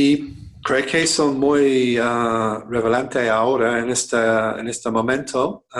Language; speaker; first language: Spanish; non-native, fluent; English